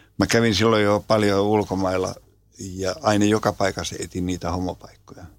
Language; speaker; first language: Finnish; native; Finnish